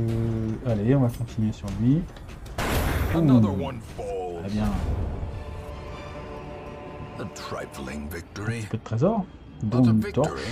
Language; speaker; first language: French; native; French